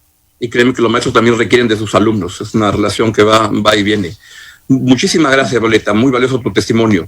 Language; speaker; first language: Spanish; native; Spanish